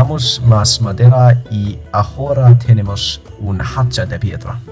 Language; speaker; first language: Spanish; non-native, learner; Icelandic